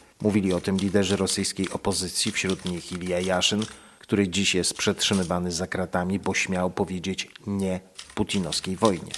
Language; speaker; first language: Polish; native; Polish